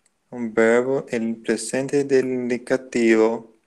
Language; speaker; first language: Spanish; non-native, learner; Portuguese